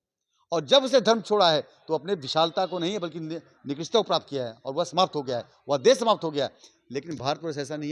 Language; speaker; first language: Hindi; native; Hindi